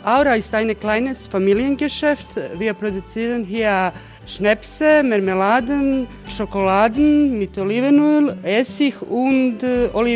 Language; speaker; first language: German; non-native, fluent; Croatian